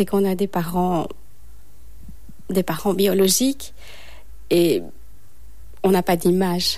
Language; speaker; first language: French; native; French